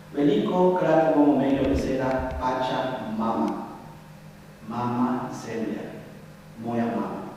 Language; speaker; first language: Slovenian; non-native, fluent; Spanish